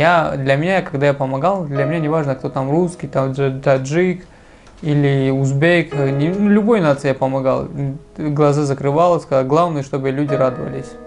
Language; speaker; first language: Russian; non-native, local second language; Tajik